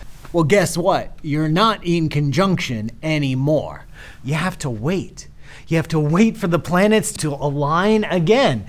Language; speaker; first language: English; native; English